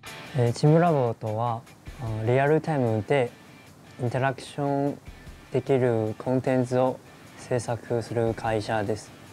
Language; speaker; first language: Japanese; non-native, fluent; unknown